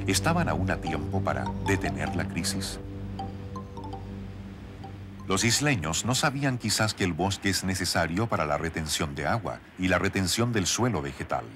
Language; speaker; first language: Spanish; native; Spanish